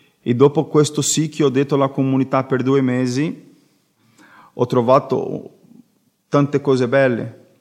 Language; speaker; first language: Italian; non-native, learner; Portuguese